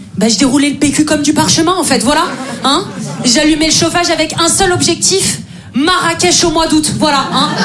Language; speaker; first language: French; native; French